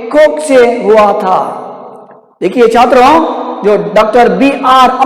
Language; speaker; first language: Hindi; non-native, local second language; Kannada